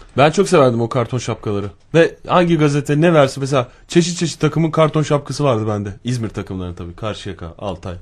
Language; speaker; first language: Turkish; native; Turkish